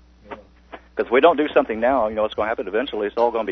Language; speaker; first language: English; native; English